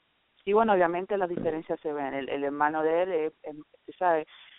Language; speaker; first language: Spanish; early bilingual, heritage; Spanish